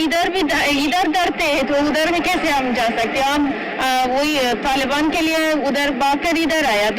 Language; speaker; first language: Hindi; non-native, learner; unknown